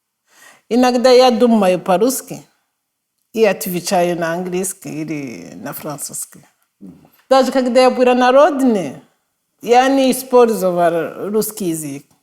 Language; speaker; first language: Russian; non-native, fluent; Kinyarwanda